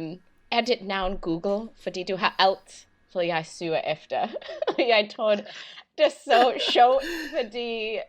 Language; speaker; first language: Danish; non-native, learner; English